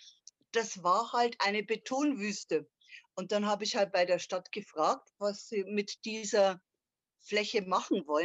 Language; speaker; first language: German; native; German